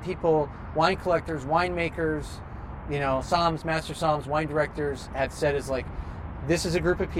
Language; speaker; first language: English; native; English